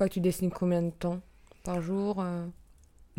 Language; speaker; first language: French; native; French